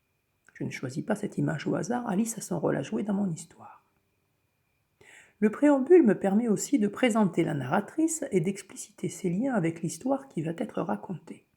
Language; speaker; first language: French; native; French